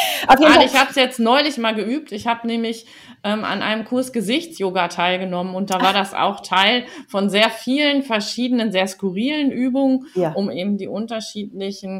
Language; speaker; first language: German; native; German